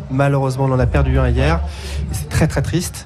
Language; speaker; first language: French; native; French